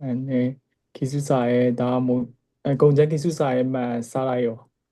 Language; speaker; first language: Korean; non-native, learner; Burmese